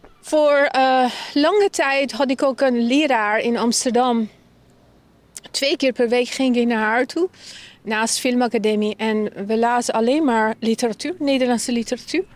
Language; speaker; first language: Dutch; non-native, fluent; Persian